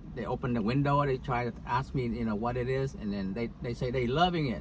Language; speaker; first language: English; non-native, fluent; Vietnamese